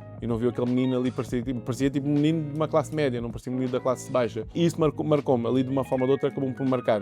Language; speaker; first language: Portuguese; early bilingual, other home language; Kabuverdianu